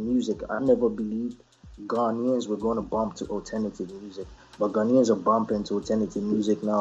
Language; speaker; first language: English; non-native, local second language; Akan